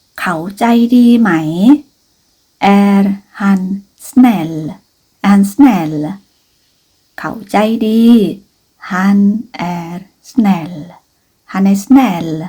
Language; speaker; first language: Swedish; non-native, fluent; Thai